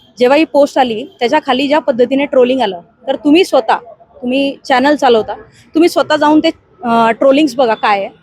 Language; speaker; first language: Marathi; non-native, local second language; Hindi